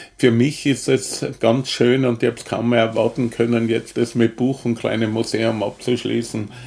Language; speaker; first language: German; native; German